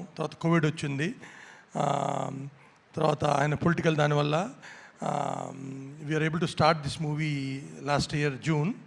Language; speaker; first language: Telugu; native; Telugu